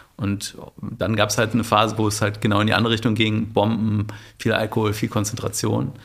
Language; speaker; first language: German; native; German